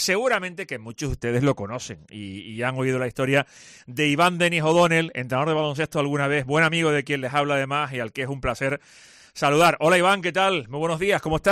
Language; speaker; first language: Spanish; native; Spanish